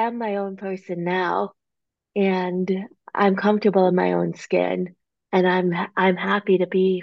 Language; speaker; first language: English; native; English